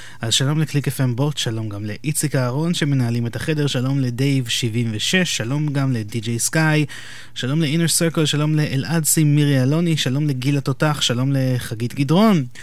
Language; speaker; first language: Hebrew; native; Hebrew